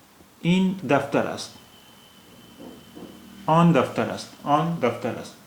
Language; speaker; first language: Persian; non-native, fluent; Urdu